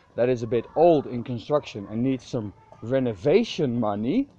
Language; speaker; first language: English; non-native, fluent; Dutch